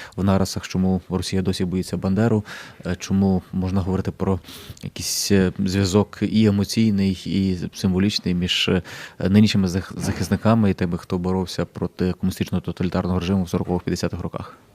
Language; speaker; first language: Ukrainian; native; Ukrainian